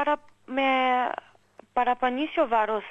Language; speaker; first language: Greek; early bilingual, heritage; English